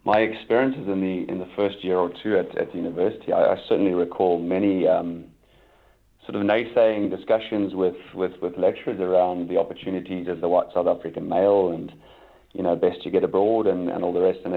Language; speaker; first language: English; native; English